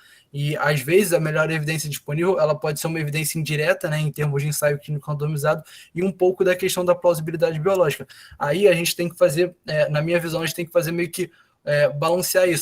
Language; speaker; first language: Portuguese; native; Portuguese